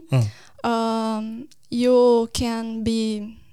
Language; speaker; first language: English; non-native, fluent; Portuguese